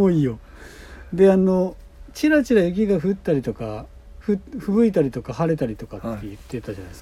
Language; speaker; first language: Japanese; native; Japanese